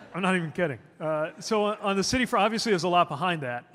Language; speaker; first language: English; native; English